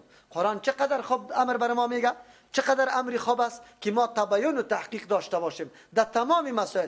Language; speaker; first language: Persian; native; Persian